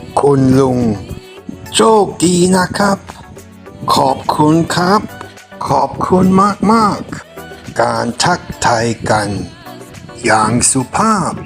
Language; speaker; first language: Thai; non-native, fluent; German